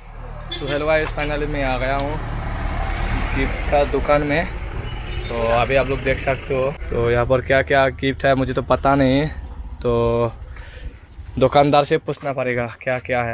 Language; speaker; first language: Hindi; non-native, local second language; Chakma